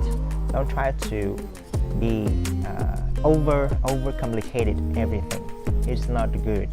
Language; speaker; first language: English; non-native, fluent; Vietnamese